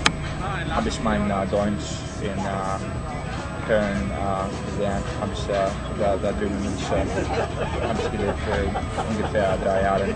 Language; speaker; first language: German; non-native, learner; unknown